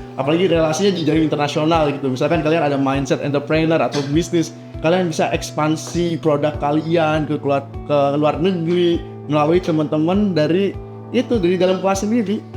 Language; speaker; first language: Indonesian; native; Indonesian